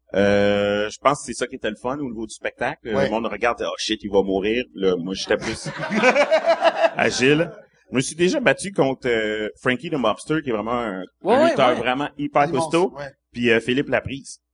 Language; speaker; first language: French; native; French